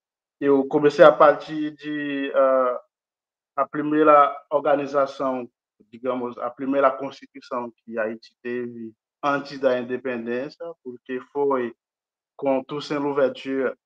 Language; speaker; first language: Portuguese; non-native, fluent; Haitian Creole